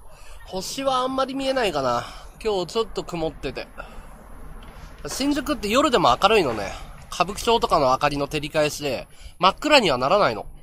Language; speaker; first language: Japanese; native; Japanese